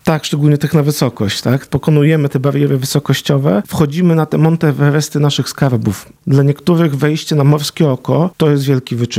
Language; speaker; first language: Polish; native; Polish